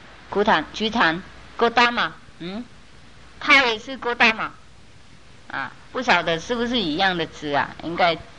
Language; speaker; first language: Chinese; non-native, fluent; Vietnamese